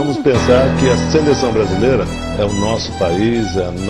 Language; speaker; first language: Portuguese; native; Portuguese